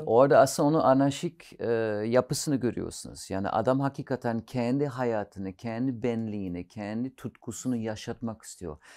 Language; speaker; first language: Turkish; non-native, fluent; German